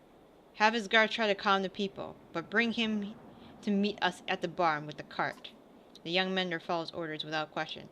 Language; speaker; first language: English; native; English